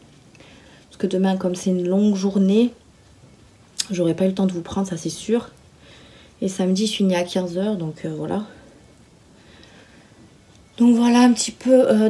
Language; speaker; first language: French; native; French